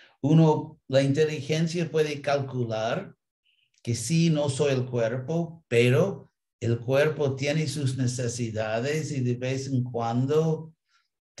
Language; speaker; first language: Spanish; non-native, fluent; English